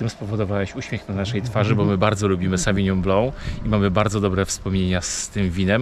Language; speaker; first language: Polish; native; Polish